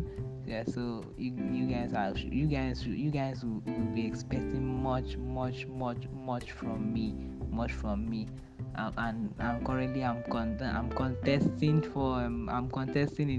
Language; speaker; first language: English; non-native, local second language; Igbo